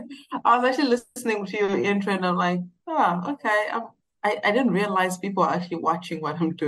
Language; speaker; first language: English; non-native, local second language; Shona